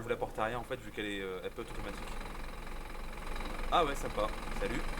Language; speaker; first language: French; native; French